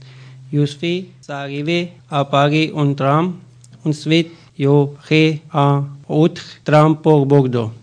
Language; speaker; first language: French; non-native, learner; Urdu